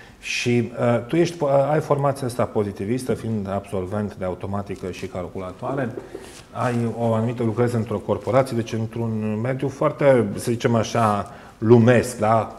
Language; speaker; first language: Romanian; native; Romanian